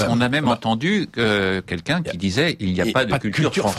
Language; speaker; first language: French; native; French